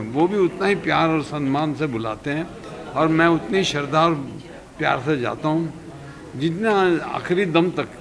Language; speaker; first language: Hindi; native; Hindi